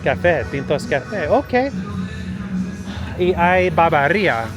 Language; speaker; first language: Spanish; non-native, learner; English